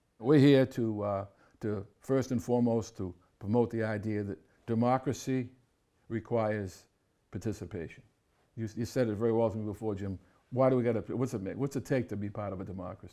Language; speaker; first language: English; native; English